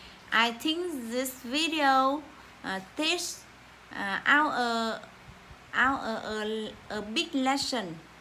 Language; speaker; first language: English; non-native, learner; Vietnamese